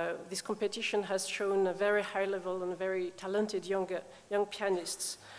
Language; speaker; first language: English; non-native, fluent; French